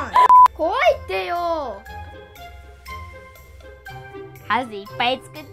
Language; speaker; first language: Japanese; non-native, fluent; English